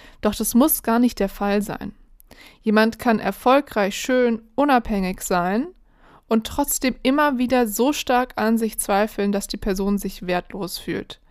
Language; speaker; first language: German; native; German